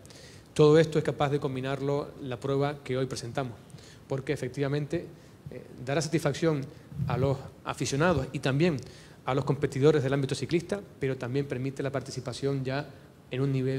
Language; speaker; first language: Spanish; native; Spanish